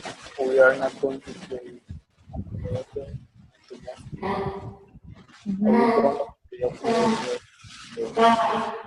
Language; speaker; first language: English; non-native, learner; Spanish